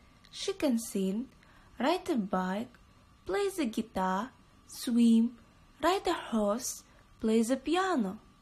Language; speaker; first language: English; non-native, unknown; Kazakh